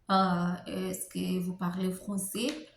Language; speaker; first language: French; non-native, learner; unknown